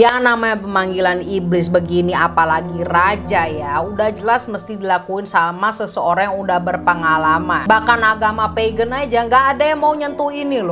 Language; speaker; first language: Indonesian; native; Indonesian